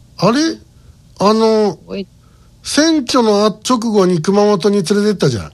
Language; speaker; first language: Japanese; native; Japanese